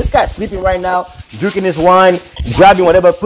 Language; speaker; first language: English; non-native, local second language; Swahili